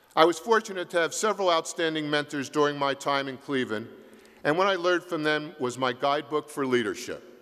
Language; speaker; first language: English; native; English